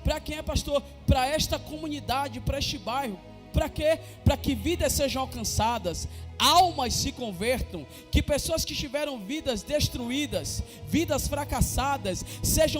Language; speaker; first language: Portuguese; native; Portuguese